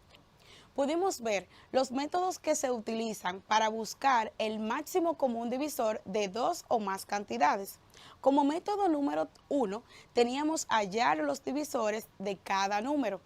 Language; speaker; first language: Spanish; native; Spanish